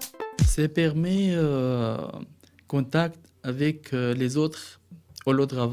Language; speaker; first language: French; non-native, learner; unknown